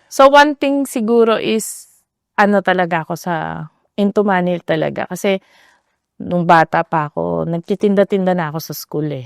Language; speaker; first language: Filipino; native; Filipino